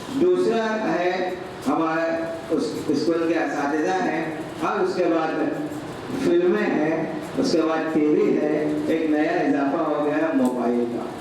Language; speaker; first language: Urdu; native; Urdu